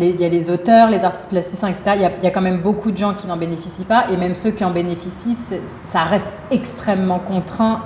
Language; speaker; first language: French; native; French